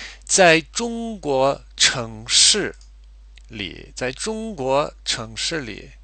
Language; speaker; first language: Chinese; non-native, fluent; English